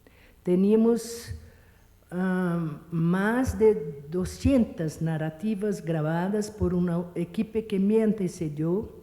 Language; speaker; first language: Spanish; non-native, fluent; Portuguese